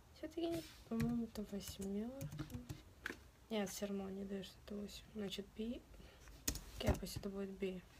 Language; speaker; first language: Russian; native; Russian